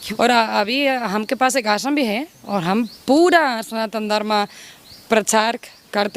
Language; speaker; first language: Hindi; non-native, learner; Spanish